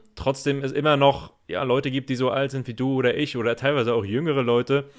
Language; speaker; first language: German; native; German